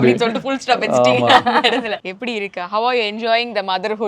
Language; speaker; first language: Tamil; native; Tamil